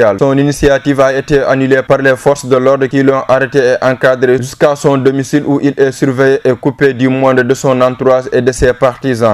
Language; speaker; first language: French; non-native, local second language; Wolof